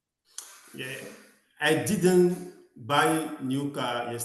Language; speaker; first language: English; non-native, learner; French